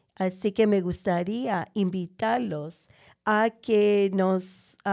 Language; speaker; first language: Spanish; native; Spanish